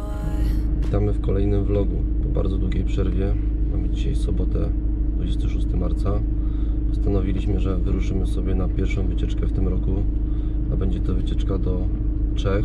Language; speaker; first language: Polish; native; Polish